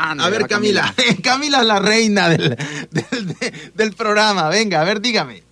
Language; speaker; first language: Spanish; native; Spanish